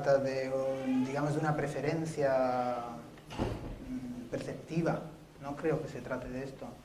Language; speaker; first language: Spanish; native; Spanish